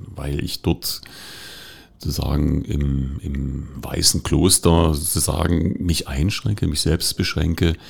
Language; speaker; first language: German; native; German